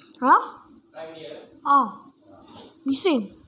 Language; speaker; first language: English; non-native, local second language; Malay